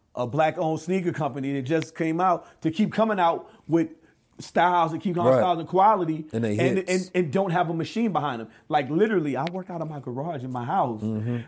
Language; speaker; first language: English; native; English